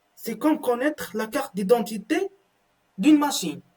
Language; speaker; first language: French; non-native, local second language; Arabic